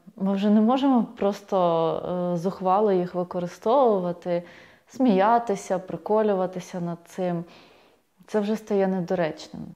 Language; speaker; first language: Ukrainian; native; Ukrainian